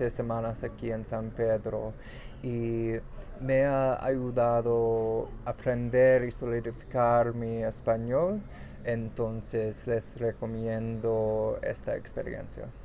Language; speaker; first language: Spanish; non-native, learner; English